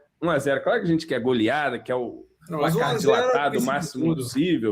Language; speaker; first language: Portuguese; native; Portuguese